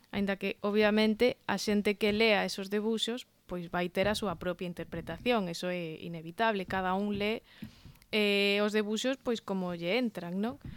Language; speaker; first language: Galician; non-native, local second language; Spanish